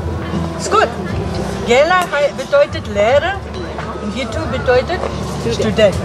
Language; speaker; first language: German; non-native, learner; Tibetan